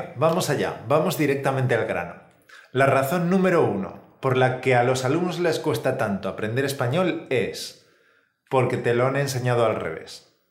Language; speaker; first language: Spanish; native; Spanish